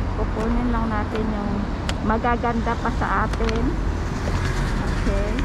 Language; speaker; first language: Filipino; native; Filipino